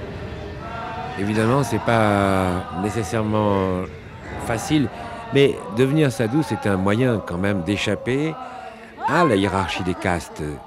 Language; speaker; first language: French; native; French